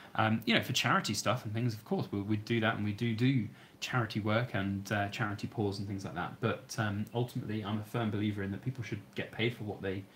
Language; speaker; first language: English; native; English